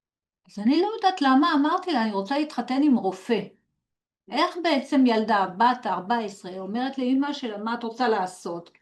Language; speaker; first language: Hebrew; non-native, fluent; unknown